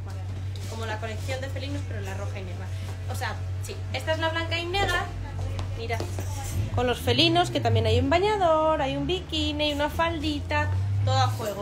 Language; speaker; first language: Spanish; native; Spanish